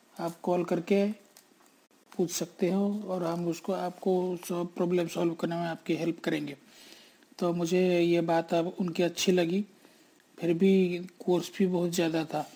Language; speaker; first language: Hindi; native; Hindi